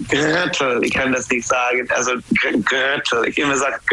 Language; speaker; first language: German; non-native, learner; English